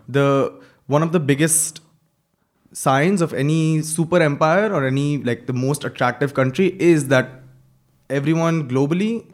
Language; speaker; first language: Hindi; native; Hindi